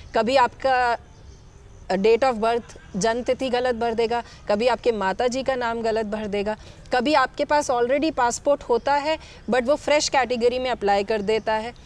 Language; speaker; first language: Hindi; native; Hindi